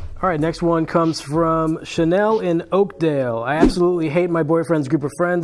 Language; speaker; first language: English; native; English